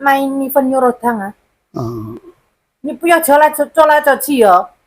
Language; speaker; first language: Chinese; non-native, learner; Indonesian